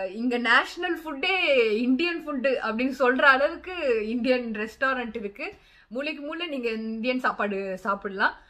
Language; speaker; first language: Tamil; early bilingual, heritage; Tamil